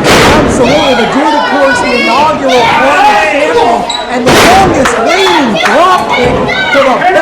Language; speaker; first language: English; native; English